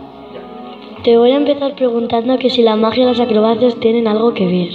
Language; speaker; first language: Spanish; native; Spanish